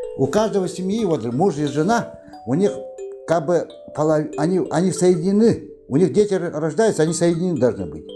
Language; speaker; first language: Russian; non-native, local second language; Yakut